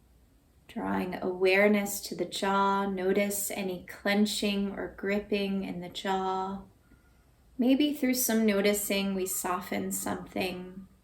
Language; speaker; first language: English; native; English